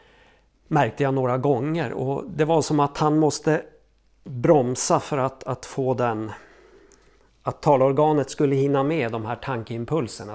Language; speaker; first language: Swedish; native; Swedish